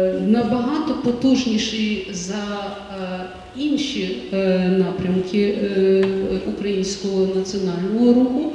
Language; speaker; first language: Ukrainian; native; Ukrainian